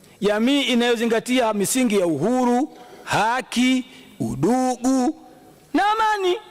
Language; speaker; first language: Swahili; native; Swahili